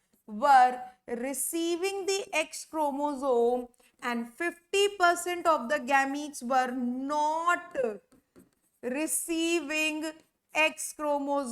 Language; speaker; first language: English; non-native, local second language; Hindi